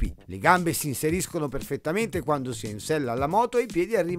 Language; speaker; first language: Italian; native; Italian